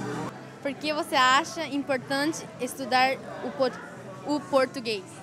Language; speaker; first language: Portuguese; early bilingual, heritage; Portuguese